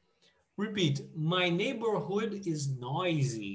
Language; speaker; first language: English; non-native, fluent; Portuguese